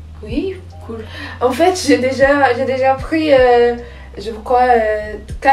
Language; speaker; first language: French; non-native, learner; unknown